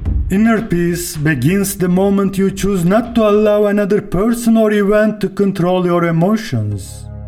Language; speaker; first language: English; non-native, fluent; Turkish